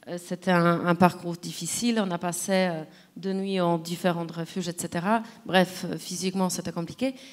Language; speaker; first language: French; non-native, fluent; Polish